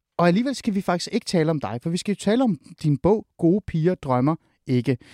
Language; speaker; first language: Danish; early bilingual, other home language; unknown